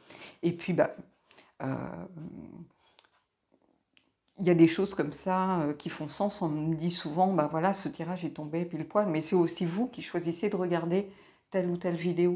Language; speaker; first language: French; native; French